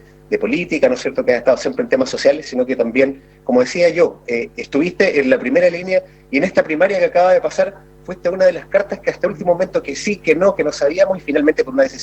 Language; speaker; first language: Spanish; native; Spanish